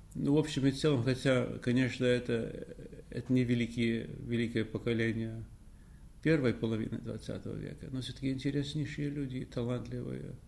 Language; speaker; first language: Russian; non-native, fluent; English